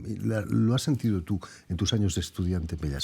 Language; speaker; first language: Spanish; native; Spanish